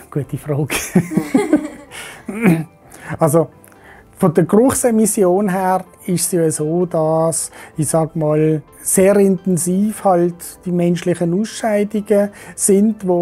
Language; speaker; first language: German; native; German